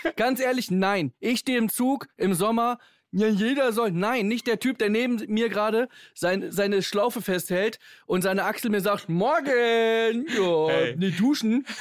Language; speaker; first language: German; native; German